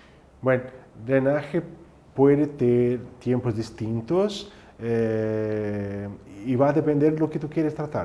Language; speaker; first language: Spanish; non-native, fluent; Portuguese